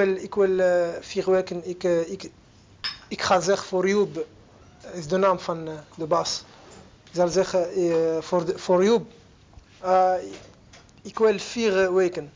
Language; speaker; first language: Dutch; non-native, learner; Arabic